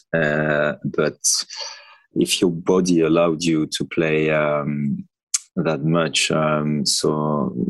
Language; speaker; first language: English; non-native, fluent; French